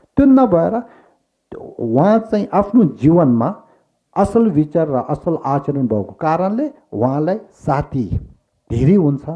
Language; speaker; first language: Nepali; non-native, local second language; Tibetan